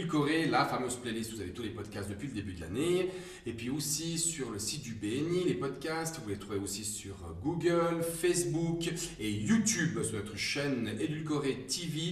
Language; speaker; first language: French; native; French